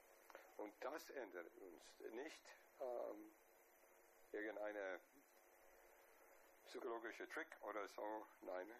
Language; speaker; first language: German; non-native, fluent; English